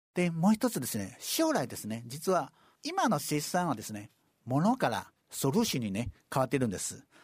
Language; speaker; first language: Japanese; non-native, fluent; Chinese